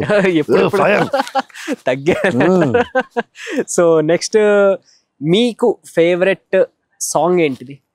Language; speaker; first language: Telugu; native; Telugu